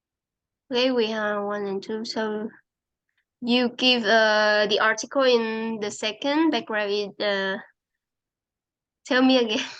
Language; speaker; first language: English; non-native, fluent; Vietnamese